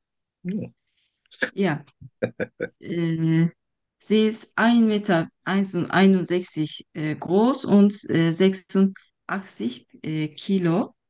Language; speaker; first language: German; non-native, fluent; Turkish